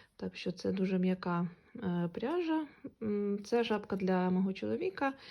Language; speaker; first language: Ukrainian; non-native, local second language; Russian